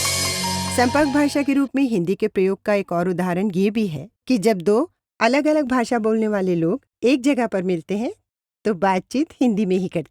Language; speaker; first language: Hindi; native; Hindi